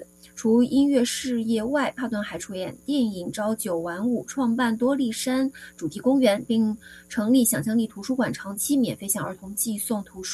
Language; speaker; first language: Chinese; native; Chinese